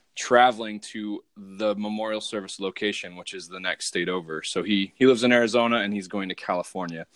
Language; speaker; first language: English; native; English